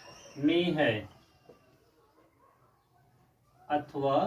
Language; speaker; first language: Hindi; native; Hindi